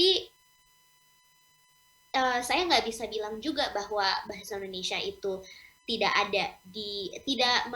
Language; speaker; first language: Indonesian; non-native, local second language; English